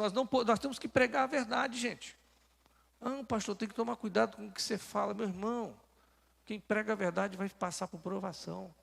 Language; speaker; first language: Portuguese; native; Portuguese